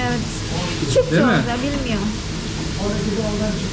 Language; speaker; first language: Turkish; non-native, learner; Indonesian